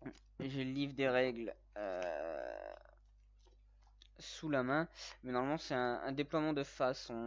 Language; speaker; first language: French; native; French